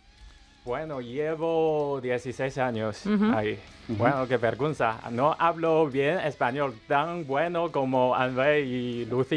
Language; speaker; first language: Spanish; non-native, learner; Chinese